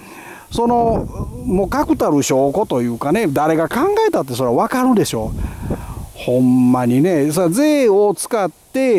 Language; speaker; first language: Japanese; native; Japanese